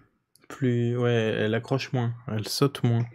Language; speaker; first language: French; native; French